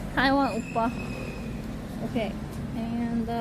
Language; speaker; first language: English; non-native, fluent; Korean